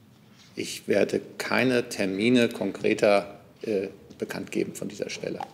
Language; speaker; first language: German; native; German